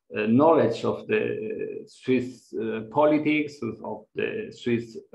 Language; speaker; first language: English; non-native, fluent; Spanish